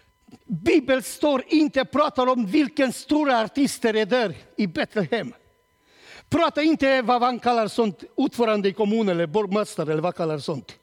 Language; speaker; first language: Swedish; non-native, learner; Romanian